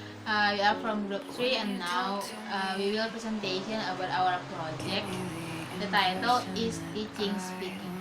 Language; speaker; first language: English; non-native, learner; Indonesian